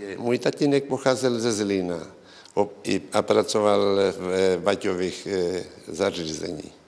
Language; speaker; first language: Czech; early bilingual, heritage; Czech